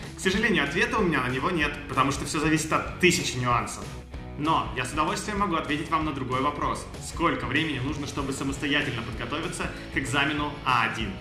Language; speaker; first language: Russian; native; Russian